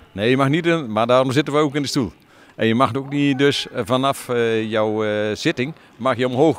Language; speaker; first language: Dutch; native; Dutch